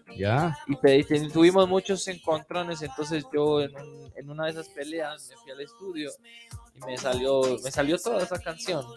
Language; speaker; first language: Spanish; native; Spanish